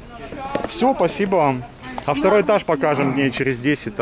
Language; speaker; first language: Russian; native; Russian